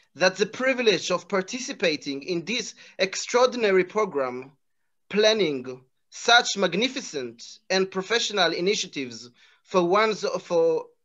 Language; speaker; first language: English; non-native, fluent; Hebrew